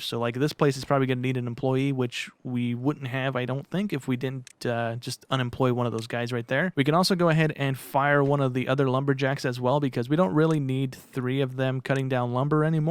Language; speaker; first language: English; native; English